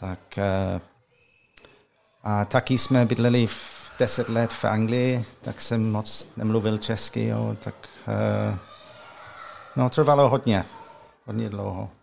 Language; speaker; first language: Czech; non-native, learner; English